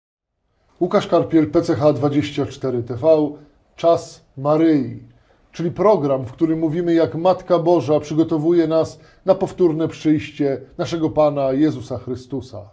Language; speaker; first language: Polish; native; Polish